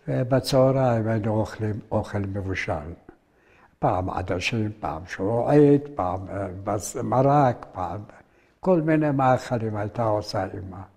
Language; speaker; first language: Hebrew; early bilingual, other home language; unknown